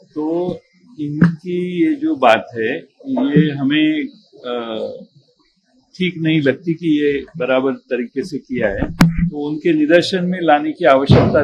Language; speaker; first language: Hindi; non-native, local second language; Marathi